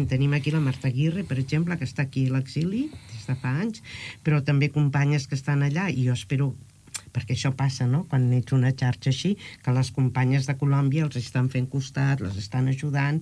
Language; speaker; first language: Catalan; native; Catalan